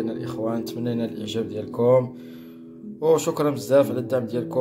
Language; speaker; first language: Arabic; native; Arabic